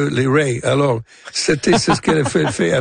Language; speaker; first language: French; non-native, local second language; English